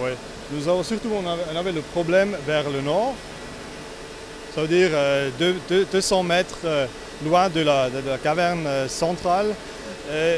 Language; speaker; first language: French; non-native, local second language; Italian